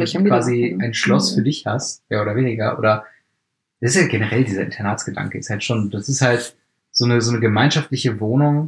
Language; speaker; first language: German; native; German